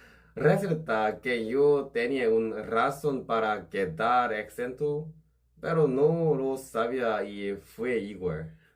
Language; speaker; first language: Spanish; non-native, learner; Korean